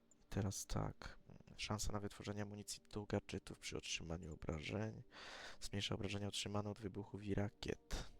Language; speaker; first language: Polish; native; Polish